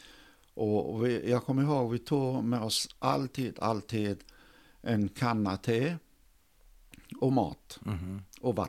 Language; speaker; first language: Swedish; non-native, fluent; Arabic